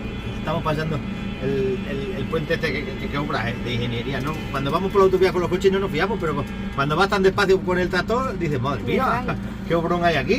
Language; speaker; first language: Spanish; native; Spanish